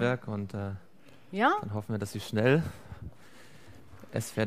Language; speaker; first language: German; native; German